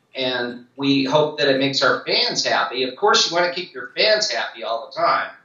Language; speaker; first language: English; native; English